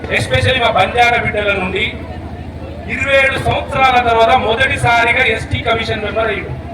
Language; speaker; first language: Telugu; non-native, local second language; Lambadi